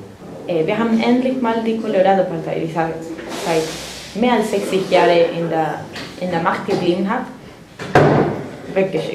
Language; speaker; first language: German; non-native, fluent; Spanish